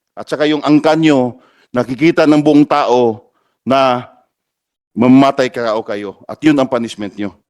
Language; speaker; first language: Filipino; non-native, local second language; Cebuano